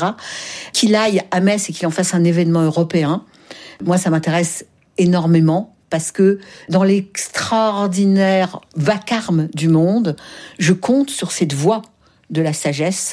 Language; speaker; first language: French; native; French